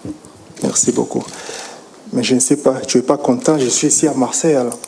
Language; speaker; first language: French; non-native, local second language; Lingala